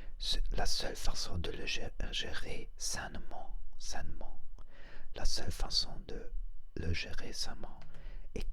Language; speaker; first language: French; non-native, learner; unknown